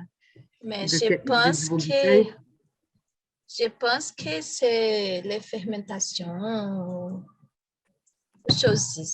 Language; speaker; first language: French; non-native, learner; Portuguese